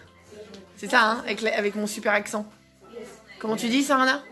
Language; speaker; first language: French; native; French